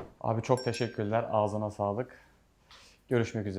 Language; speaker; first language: Turkish; native; Turkish